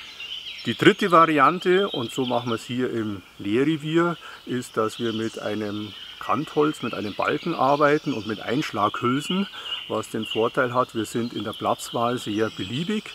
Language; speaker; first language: German; native; German